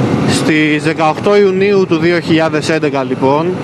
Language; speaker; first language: Greek; native; Greek